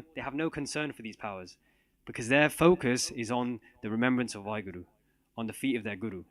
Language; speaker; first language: English; non-native, local second language; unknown